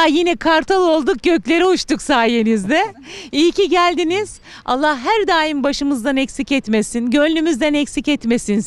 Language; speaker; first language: Turkish; native; Turkish